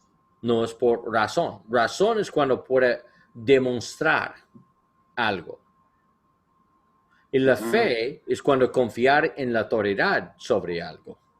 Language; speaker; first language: Spanish; non-native, learner; English